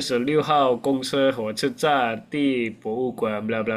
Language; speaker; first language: Chinese; non-native, fluent; Indonesian